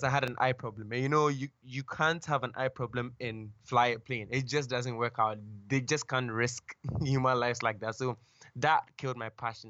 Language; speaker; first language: English; non-native, local second language; Akan